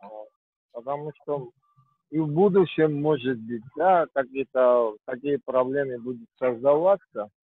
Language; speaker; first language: Russian; non-native, fluent; Georgian